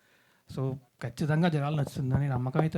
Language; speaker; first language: Telugu; native; Telugu